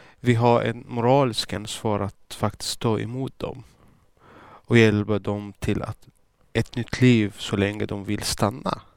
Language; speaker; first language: Swedish; non-native, fluent; Arabic